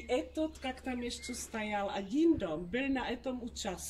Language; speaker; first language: Russian; early bilingual, heritage; Czech